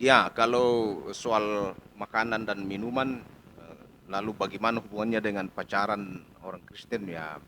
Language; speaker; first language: Indonesian; native; Indonesian